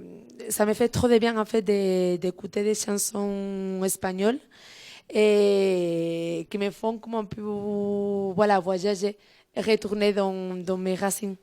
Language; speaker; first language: French; non-native, fluent; Spanish